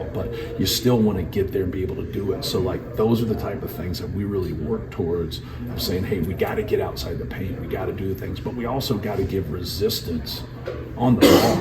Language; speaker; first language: English; native; English